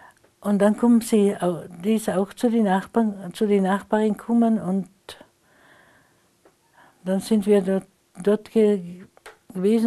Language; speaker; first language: German; non-native, local second language; Slovenian